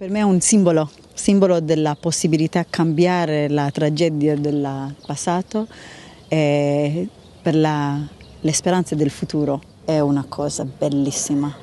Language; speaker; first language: Italian; non-native, learner; Hebrew